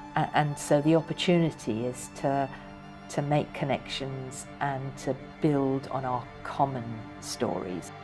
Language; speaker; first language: English; early bilingual, other home language; Persian